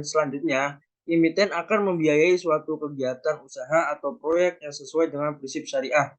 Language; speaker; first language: Indonesian; native; Indonesian